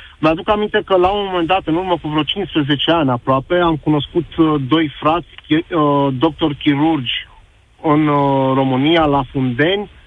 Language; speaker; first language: Romanian; native; Romanian